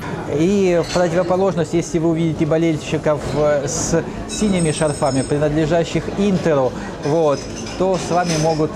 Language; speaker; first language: Russian; native; Russian